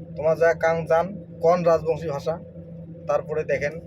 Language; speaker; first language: Bangla; non-native, local second language; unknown